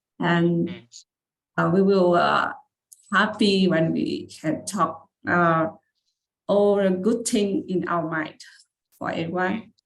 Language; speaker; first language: English; non-native, learner; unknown